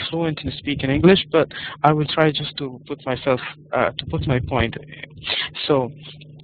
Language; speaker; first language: English; non-native, fluent; Arabic